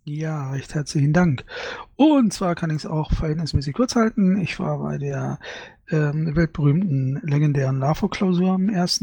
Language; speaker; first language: German; native; German